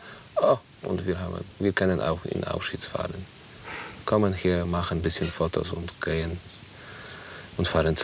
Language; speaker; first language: German; non-native, learner; Polish